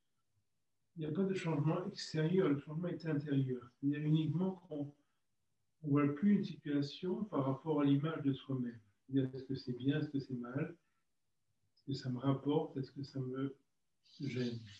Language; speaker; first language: French; native; French